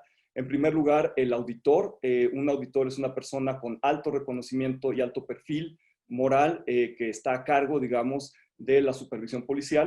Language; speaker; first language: Spanish; native; Spanish